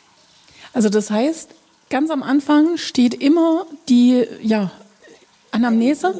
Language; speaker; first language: German; native; German